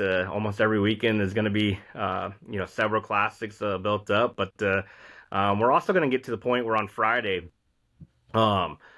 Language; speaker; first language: English; native; English